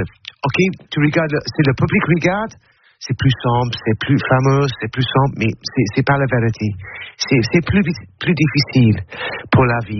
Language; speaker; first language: French; non-native, learner; English